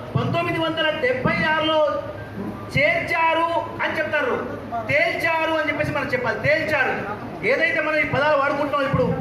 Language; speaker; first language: Telugu; non-native, local second language; Lambadi